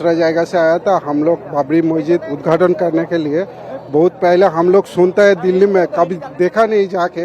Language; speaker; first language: Hindi; non-native, local second language; Bangla